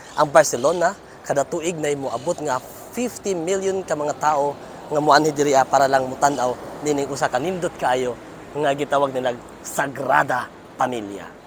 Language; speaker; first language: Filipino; non-native, local second language; Cebuano